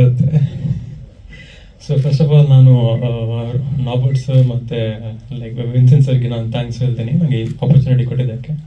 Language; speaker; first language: Kannada; non-native, local second language; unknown